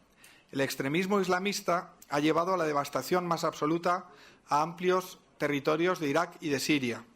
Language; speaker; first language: Spanish; native; Spanish